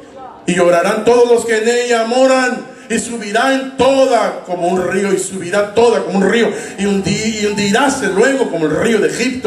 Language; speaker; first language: Spanish; native; Spanish